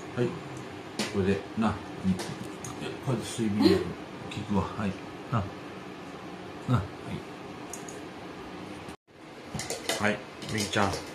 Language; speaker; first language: Japanese; native; Japanese